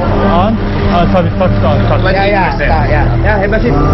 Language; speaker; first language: English; non-native, learner; Japanese